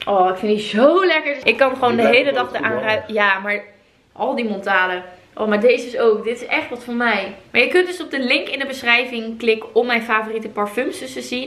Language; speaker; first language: Dutch; native; Dutch